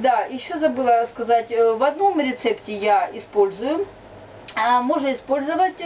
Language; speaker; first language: Russian; native; Russian